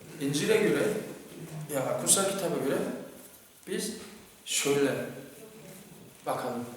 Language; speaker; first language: Turkish; non-native, fluent; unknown